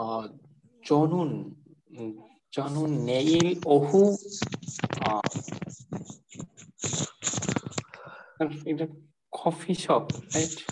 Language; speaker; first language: Korean; non-native, learner; Bangla